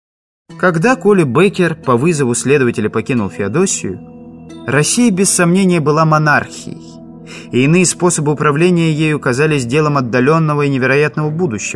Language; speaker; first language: Russian; native; Russian